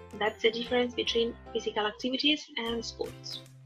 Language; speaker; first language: English; non-native, fluent; Spanish